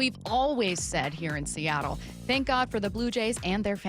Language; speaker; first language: English; native; English